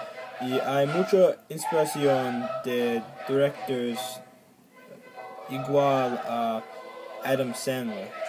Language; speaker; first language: Spanish; non-native, learner; English